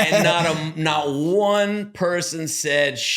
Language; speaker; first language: English; native; English